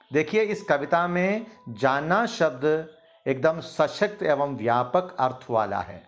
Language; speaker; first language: Hindi; non-native, local second language; Malayalam